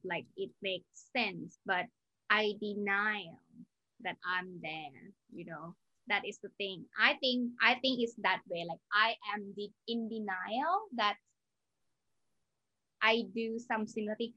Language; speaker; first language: English; non-native, learner; Thai